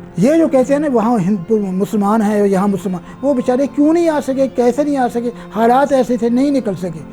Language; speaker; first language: Urdu; non-native, local second language; Punjabi